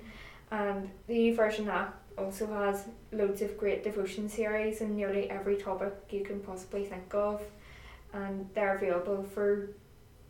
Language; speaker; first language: English; native; English